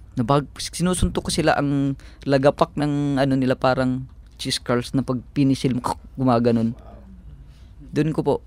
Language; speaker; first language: Filipino; native; Filipino